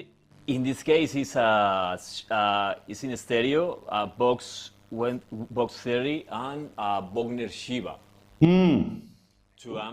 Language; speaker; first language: English; non-native, fluent; Spanish